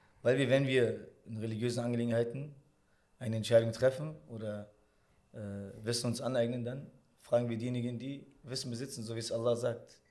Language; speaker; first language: German; early bilingual, other home language; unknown